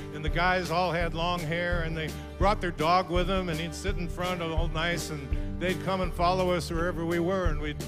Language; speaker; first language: English; native; English